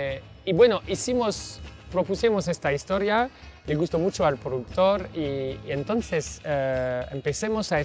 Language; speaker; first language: Spanish; non-native, fluent; French